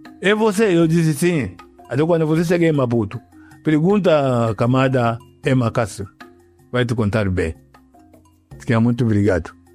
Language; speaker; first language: Portuguese; non-native, local second language; Yao